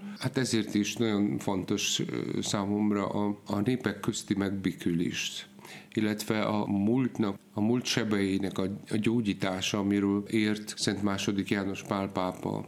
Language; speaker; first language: Hungarian; non-native, fluent; Polish